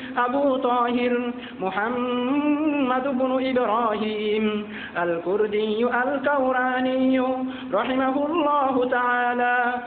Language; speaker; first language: Arabic; non-native, fluent; Bangla